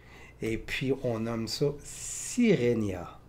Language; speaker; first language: French; native; French